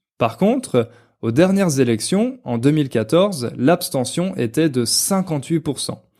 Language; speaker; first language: French; native; French